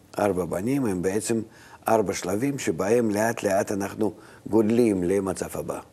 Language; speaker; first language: Hebrew; non-native, fluent; Russian